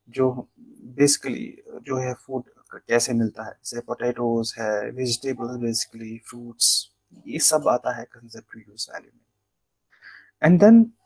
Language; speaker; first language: Hindi; non-native, local second language; Kashmiri